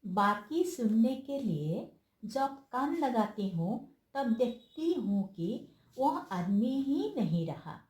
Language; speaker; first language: Hindi; non-native, local second language; Assamese